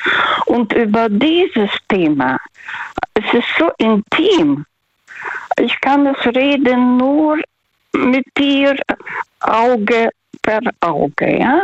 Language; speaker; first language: German; early bilingual, heritage; Russian